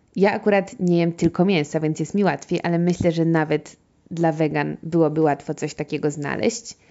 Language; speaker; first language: Polish; native; Polish